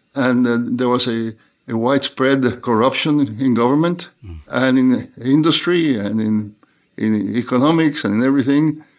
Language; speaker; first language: English; non-native, fluent; Spanish